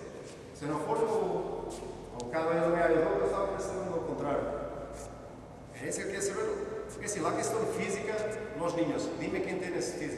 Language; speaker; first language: Spanish; non-native, learner; Portuguese